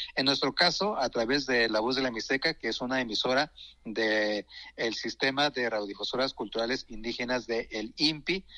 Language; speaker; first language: Spanish; non-native, local second language; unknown